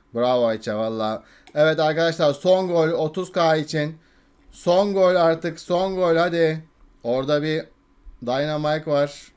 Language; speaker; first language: Turkish; native; Turkish